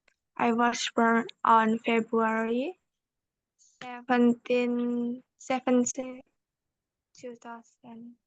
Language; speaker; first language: English; non-native, learner; Indonesian